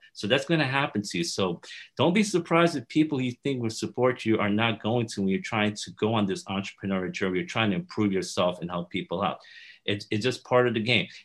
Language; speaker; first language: English; native; English